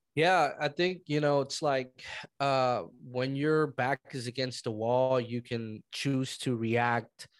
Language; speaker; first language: English; early bilingual, other home language; Spanish